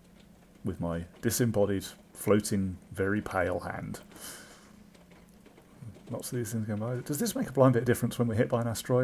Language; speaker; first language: English; native; English